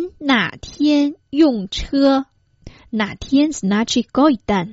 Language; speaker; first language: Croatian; non-native, fluent; Chinese